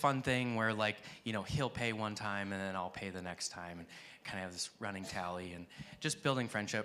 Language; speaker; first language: English; native; English